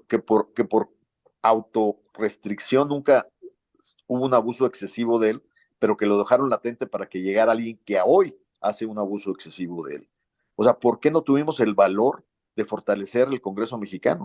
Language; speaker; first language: Spanish; native; Spanish